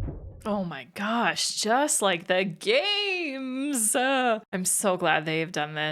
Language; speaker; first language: English; native; English